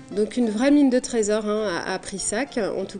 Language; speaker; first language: French; native; French